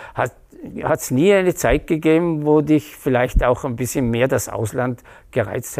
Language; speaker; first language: German; native; German